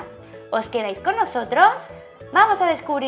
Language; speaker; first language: Spanish; native; Spanish